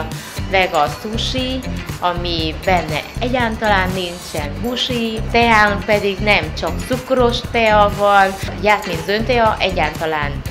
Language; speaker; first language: Hungarian; non-native, learner; Vietnamese